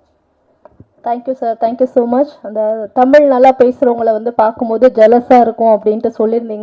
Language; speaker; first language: Tamil; native; Tamil